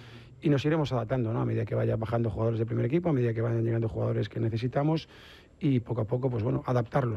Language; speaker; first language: Spanish; native; Spanish